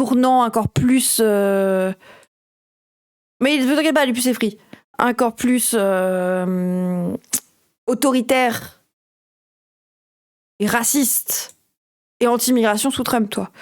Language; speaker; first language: French; native; French